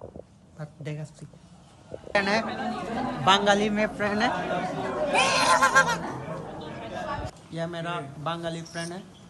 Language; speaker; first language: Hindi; non-native, learner; Bangla